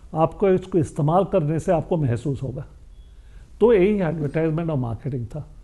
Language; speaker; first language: Hindi; non-native, local second language; Bangla